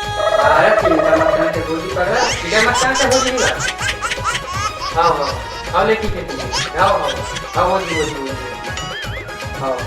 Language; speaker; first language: Hindi; non-native, local second language; Chhattisgarhi